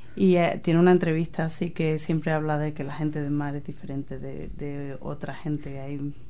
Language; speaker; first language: Spanish; native; Spanish